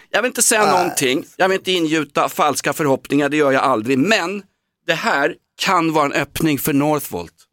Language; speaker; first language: Swedish; native; Swedish